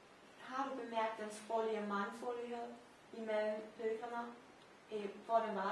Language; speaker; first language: Danish; non-native, fluent; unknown